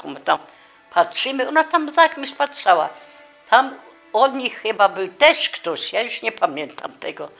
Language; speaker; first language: Polish; non-native, local second language; Kashubian